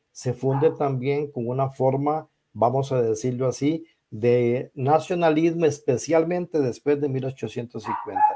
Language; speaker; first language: Spanish; native; Spanish